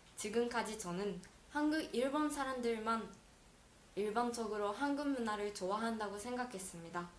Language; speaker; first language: Korean; non-native, fluent; Japanese